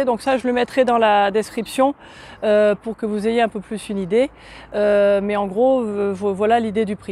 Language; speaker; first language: French; native; French